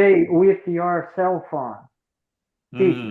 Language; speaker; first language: English; non-native, learner; Portuguese